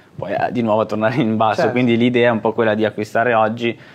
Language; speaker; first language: Italian; native; Italian